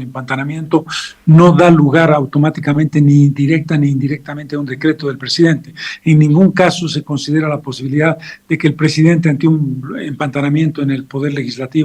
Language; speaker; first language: Spanish; native; Spanish